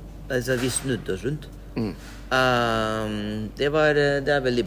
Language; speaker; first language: Norwegian; non-native, fluent; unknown